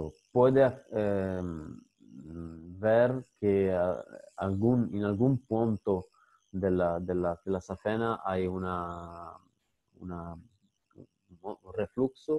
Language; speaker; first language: Spanish; non-native, fluent; Italian